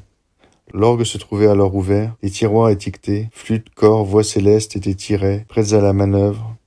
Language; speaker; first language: French; native; French